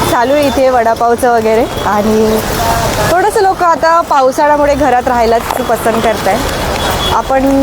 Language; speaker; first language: Marathi; native; Marathi